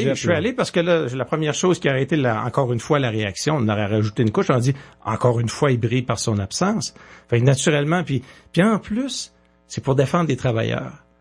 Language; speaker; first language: French; native; French